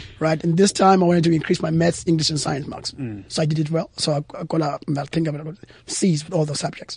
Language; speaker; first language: English; non-native, local second language; Xhosa